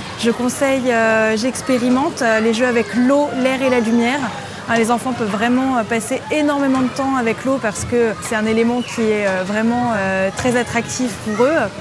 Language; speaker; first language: French; native; French